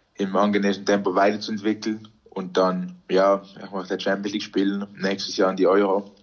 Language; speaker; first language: German; native; German